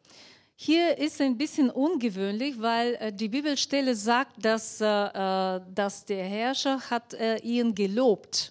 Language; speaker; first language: German; non-native, fluent; Bulgarian